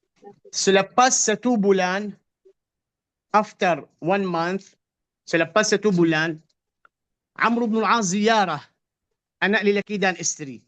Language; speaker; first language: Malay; non-native, fluent; Arabic